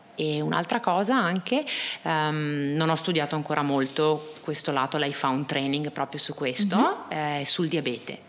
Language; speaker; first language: Italian; native; Italian